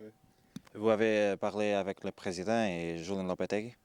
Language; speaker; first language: French; non-native, learner; Portuguese